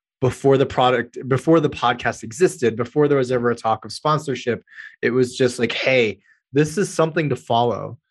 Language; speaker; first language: English; native; English